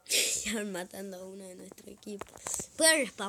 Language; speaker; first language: Spanish; native; Spanish